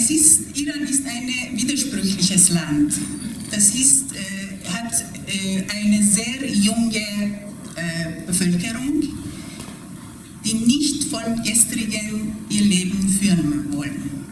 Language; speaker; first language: German; non-native, fluent; Persian